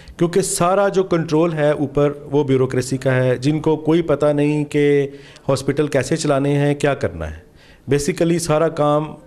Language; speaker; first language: Urdu; non-native, local second language; Punjabi